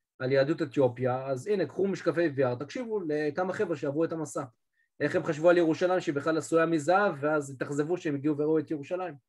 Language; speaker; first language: Hebrew; native; Hebrew